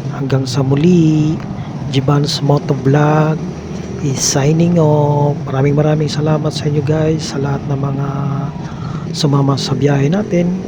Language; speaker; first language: Filipino; native; Filipino